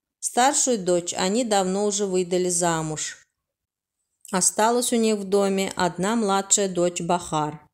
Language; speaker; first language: Russian; non-native, local second language; Turkmen